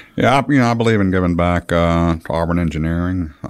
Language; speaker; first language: English; native; English